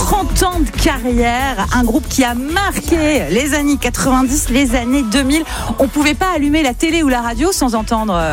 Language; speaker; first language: French; native; French